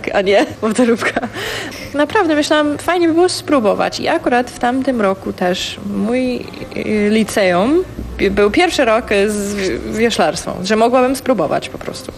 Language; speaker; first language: Polish; non-native, fluent; English